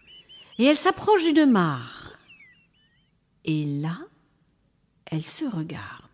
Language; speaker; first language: French; native; French